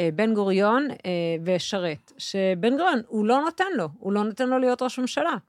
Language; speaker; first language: Hebrew; native; Hebrew